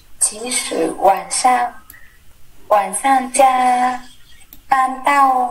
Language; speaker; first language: Chinese; non-native, learner; Vietnamese